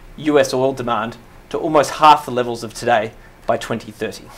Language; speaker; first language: English; native; English